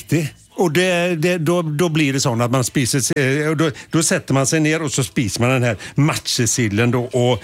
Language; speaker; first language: Swedish; native; Swedish